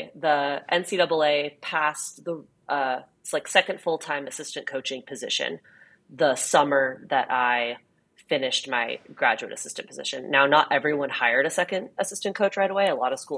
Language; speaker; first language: English; native; English